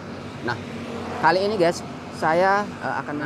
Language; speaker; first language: Indonesian; non-native, local second language; Sasak